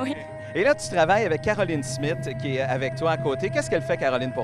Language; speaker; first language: French; native; French